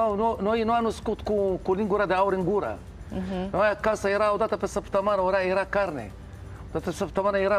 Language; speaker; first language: Romanian; non-native, learner; Hebrew